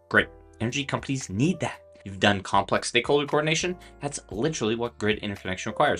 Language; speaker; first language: English; native; English